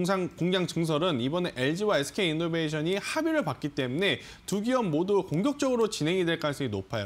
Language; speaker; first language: Korean; native; Korean